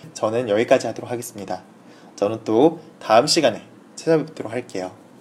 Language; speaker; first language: Korean; native; Korean